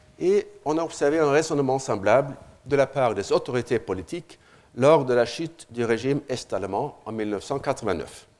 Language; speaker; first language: French; non-native, fluent; Norwegian